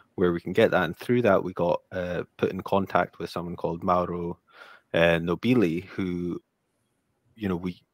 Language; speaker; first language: English; native; English